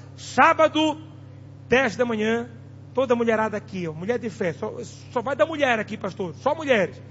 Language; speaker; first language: Portuguese; non-native, local second language; Tsonga